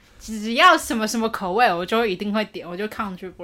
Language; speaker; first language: Chinese; native; Chinese